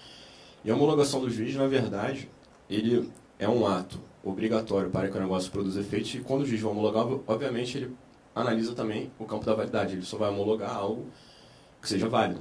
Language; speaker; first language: Portuguese; native; Portuguese